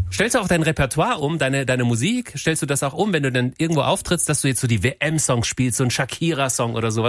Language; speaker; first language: German; native; German